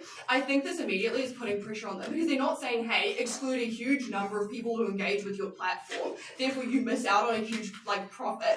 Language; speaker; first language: English; native; English